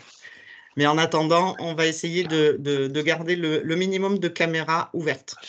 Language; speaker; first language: French; native; French